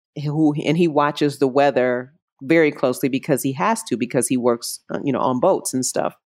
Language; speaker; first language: English; native; English